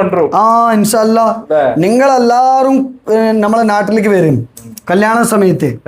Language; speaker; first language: Malayalam; non-native, local second language; Hindi